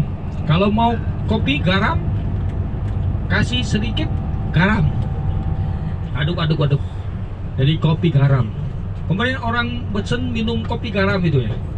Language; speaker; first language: Indonesian; non-native, learner; Vietnamese